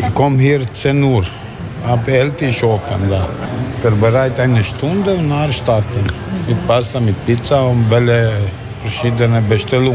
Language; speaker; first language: German; non-native, learner; Italian